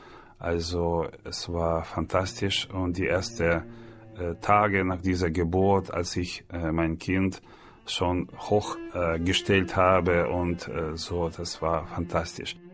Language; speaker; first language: German; non-native, learner; Russian